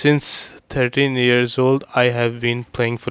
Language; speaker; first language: English; non-native, learner; Urdu